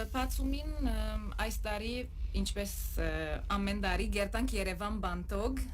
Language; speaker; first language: Armenian; native; Armenian